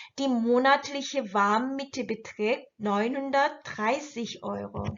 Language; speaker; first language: German; non-native, fluent; Korean